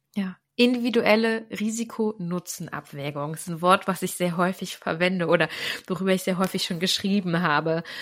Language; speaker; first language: German; native; German